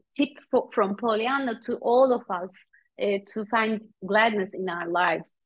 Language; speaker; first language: English; non-native, fluent; Turkish